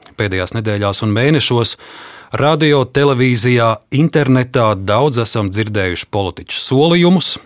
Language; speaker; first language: Latvian; native; Latvian